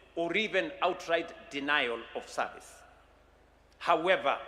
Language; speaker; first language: English; non-native, local second language; Kalenjin